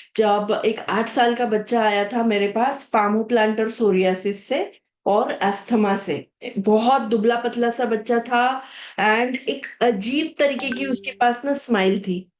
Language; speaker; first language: Hindi; non-native, local second language; Marathi